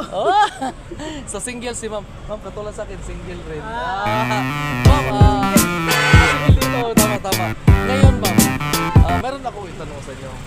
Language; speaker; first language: Filipino; non-native, local second language; Cebuano